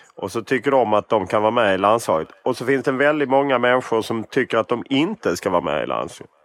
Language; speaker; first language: Swedish; native; Swedish